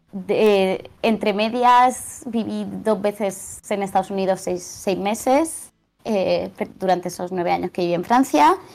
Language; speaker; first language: Spanish; native; Spanish